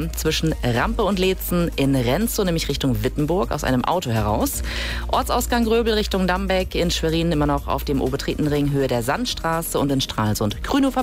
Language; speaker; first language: German; native; German